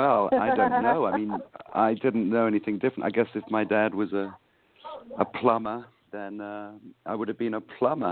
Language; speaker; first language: English; native; English